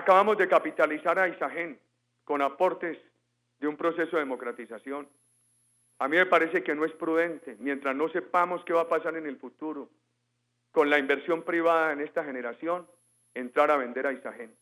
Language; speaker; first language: Spanish; native; Spanish